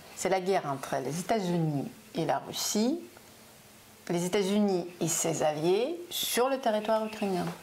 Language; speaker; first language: French; non-native, fluent; Russian